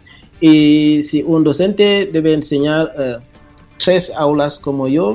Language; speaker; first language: Spanish; non-native, fluent; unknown